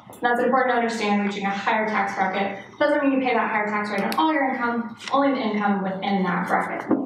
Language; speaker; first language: English; native; English